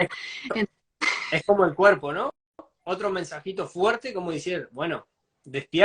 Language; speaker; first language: Spanish; native; Spanish